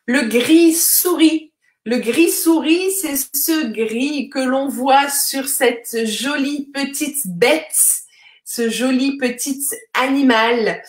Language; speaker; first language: French; native; French